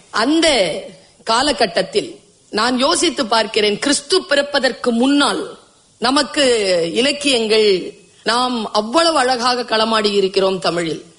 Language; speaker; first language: Tamil; native; Tamil